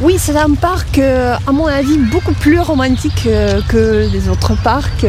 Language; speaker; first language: French; non-native, fluent; Russian